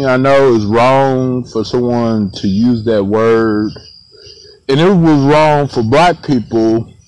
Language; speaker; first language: English; native; English